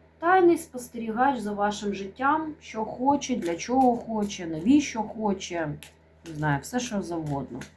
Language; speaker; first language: Ukrainian; non-native, local second language; Russian